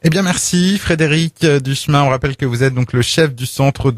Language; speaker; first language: French; native; French